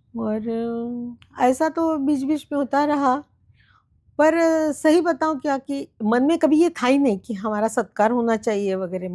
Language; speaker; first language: Hindi; non-native, local second language; Marathi